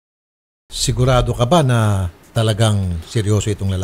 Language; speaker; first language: Filipino; native; Filipino